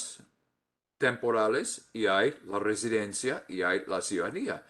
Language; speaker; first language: Spanish; non-native, fluent; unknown